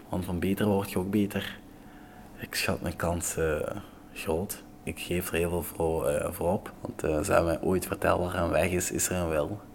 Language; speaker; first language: Dutch; non-native, fluent; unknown